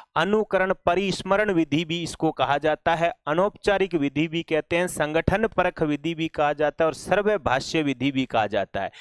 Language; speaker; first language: Hindi; native; Hindi